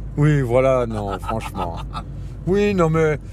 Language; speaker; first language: French; non-native, fluent; Spanish